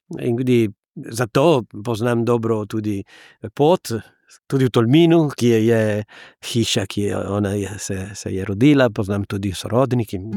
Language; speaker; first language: Slovenian; non-native, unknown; Italian